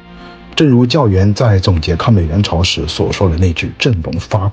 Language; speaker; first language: Chinese; native; Chinese